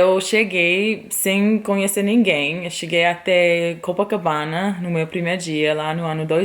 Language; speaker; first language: Portuguese; non-native, fluent; English